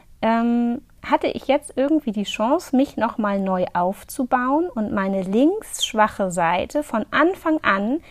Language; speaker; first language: German; native; German